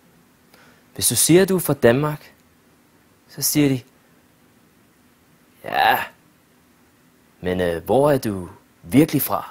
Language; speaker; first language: Danish; early bilingual, other home language; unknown